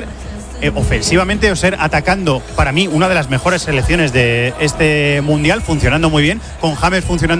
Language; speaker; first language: Spanish; native; Spanish